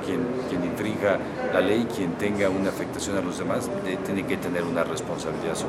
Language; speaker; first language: Spanish; native; Spanish